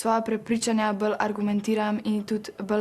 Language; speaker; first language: Slovenian; native; Slovenian